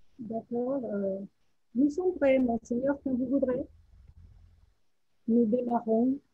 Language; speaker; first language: French; non-native, fluent; Spanish